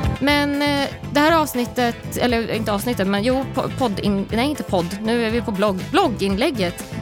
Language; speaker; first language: Swedish; native; Swedish